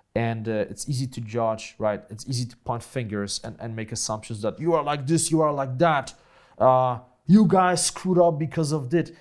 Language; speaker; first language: English; non-native, fluent; Polish